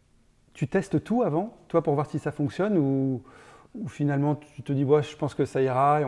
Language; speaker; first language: French; native; French